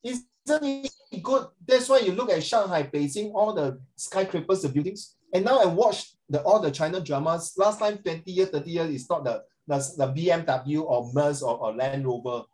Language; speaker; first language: English; non-native, local second language; Chinese